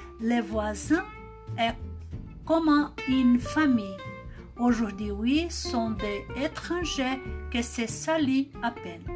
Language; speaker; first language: French; non-native, learner; Portuguese